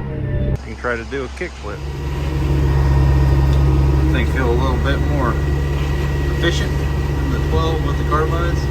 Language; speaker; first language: English; native; English